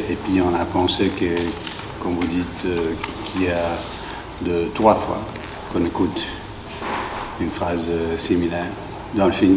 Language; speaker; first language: French; non-native, fluent; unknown